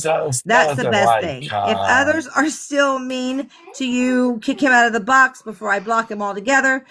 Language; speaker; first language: English; native; English